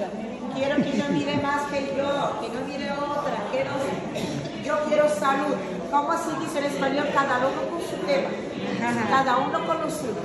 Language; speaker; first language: Spanish; non-native, fluent; Arabic